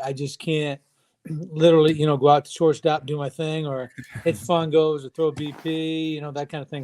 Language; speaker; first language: English; native; English